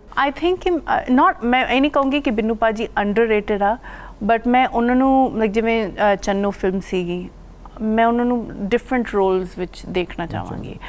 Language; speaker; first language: Punjabi; early bilingual, heritage; Punjabi